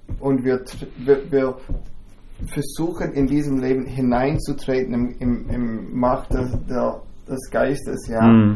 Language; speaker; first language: German; non-native, fluent; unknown